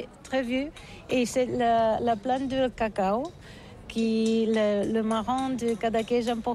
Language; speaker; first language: French; non-native, learner; Catalan